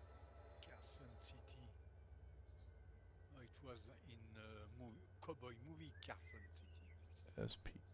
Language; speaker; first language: English; non-native, learner; French